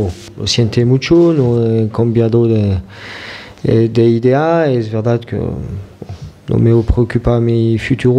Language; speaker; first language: Spanish; non-native, fluent; French